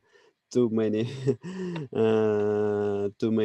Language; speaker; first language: English; non-native, learner; Russian